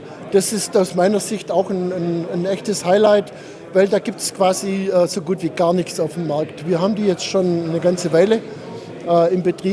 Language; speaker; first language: German; native; German